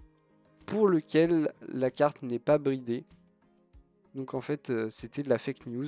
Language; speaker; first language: French; native; French